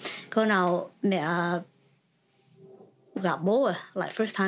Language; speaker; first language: Vietnamese; early bilingual, other home language; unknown